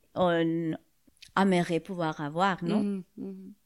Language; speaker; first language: French; non-native, fluent; Spanish